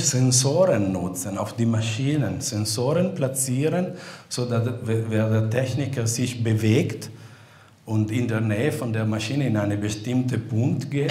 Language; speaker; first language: German; non-native, fluent; Italian